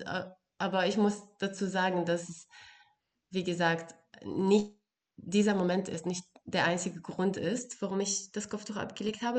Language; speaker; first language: German; non-native, fluent; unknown